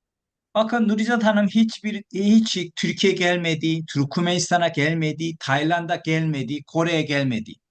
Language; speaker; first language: Turkish; non-native, fluent; Korean